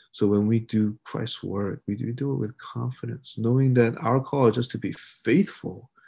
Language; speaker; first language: English; early bilingual, other home language; Korean